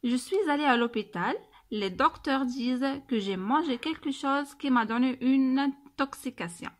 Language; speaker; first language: French; non-native, local second language; Arabic